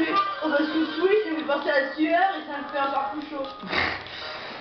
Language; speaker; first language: French; native; French